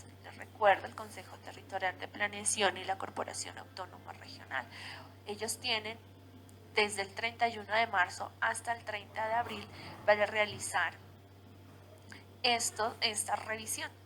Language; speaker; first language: Spanish; native; Spanish